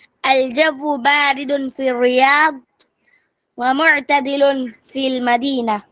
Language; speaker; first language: Arabic; non-native, learner; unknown